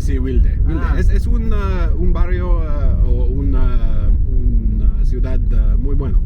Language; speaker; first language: Spanish; non-native, learner; English